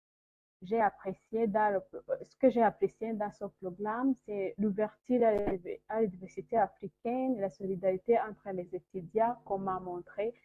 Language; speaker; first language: French; non-native, local second language; Kinyarwanda